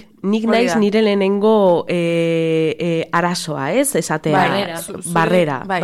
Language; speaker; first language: Basque; non-native, local second language; Spanish